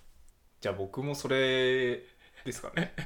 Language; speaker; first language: Japanese; native; Japanese